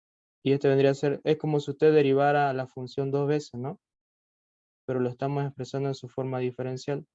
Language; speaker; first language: Spanish; native; Spanish